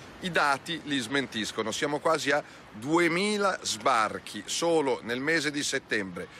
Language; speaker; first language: Italian; native; Italian